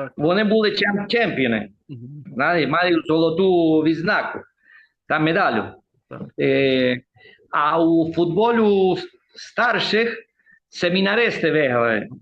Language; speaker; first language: Ukrainian; early bilingual, heritage; Ukrainian